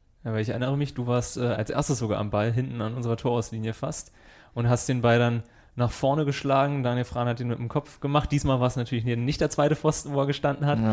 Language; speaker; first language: German; native; German